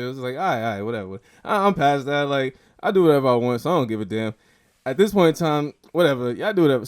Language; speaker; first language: English; native; English